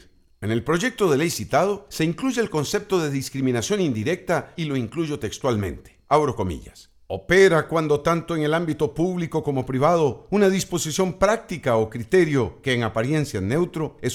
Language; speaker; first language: Spanish; native; Spanish